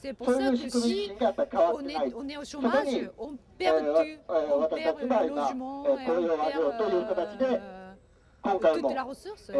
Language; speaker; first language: French; non-native, fluent; Japanese